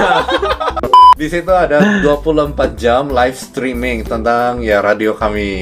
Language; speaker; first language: Indonesian; early bilingual, other home language; Korean